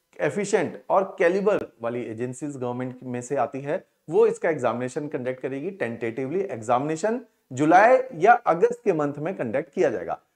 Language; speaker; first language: Hindi; non-native, local second language; Punjabi